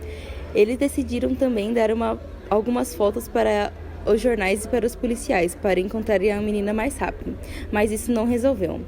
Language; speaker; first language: Portuguese; native; Portuguese